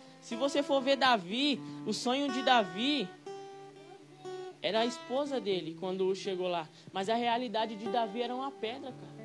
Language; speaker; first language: Portuguese; native; Portuguese